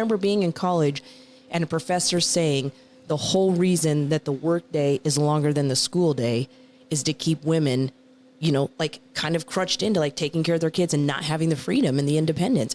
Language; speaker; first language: English; native; English